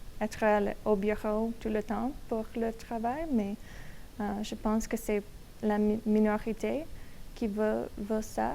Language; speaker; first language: French; non-native, learner; English